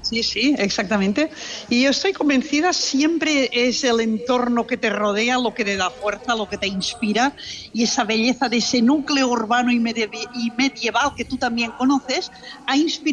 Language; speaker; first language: Spanish; non-native, local second language; Catalan